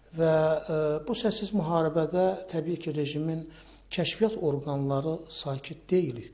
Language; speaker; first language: Azerbaijani; native; Azerbaijani